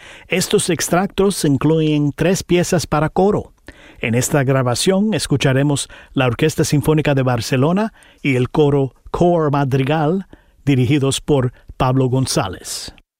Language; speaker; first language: Spanish; non-native, fluent; English